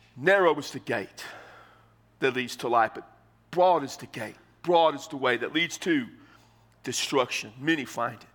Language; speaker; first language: English; native; English